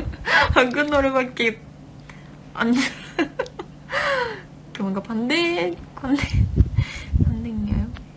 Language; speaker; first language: Korean; non-native, learner; Japanese